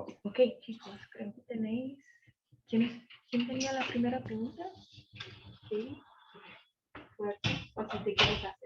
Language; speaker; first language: Spanish; non-native, fluent; English